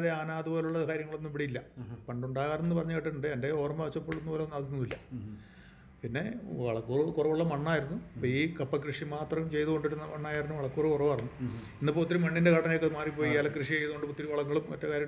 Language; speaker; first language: Malayalam; native; Malayalam